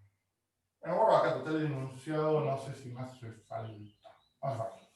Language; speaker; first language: Spanish; native; Spanish